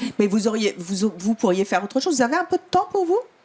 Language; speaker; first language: French; native; French